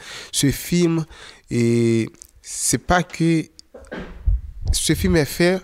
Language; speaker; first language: French; non-native, local second language; Haitian Creole